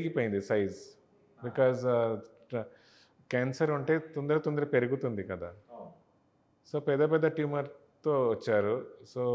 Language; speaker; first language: Telugu; non-native, learner; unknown